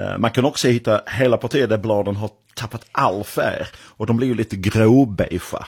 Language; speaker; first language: Swedish; non-native, fluent; English